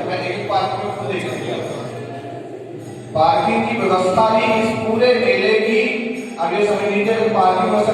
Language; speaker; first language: Hindi; native; Hindi